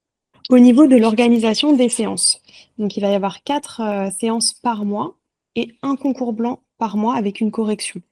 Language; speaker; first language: French; native; French